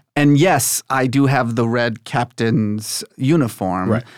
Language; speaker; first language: English; early bilingual, other home language; Persian